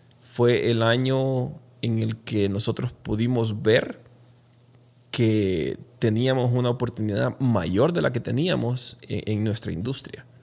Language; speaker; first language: Spanish; native; Spanish